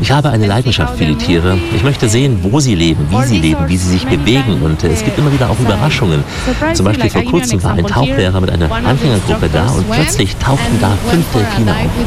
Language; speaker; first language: German; native; German